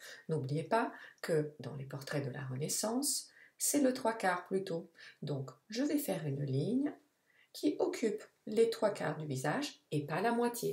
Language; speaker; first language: French; non-native, fluent; Italian